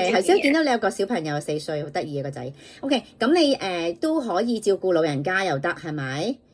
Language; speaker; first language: Cantonese; native; Cantonese